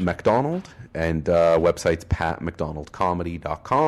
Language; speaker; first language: English; native; English